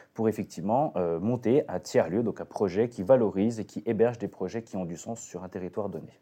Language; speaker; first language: French; native; French